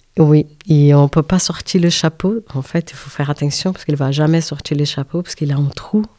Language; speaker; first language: French; non-native, fluent; Portuguese